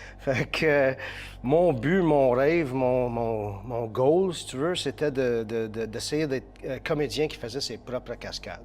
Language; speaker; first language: French; early bilingual, heritage; French